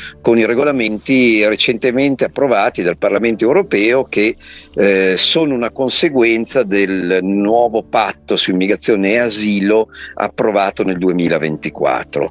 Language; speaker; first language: Italian; native; Italian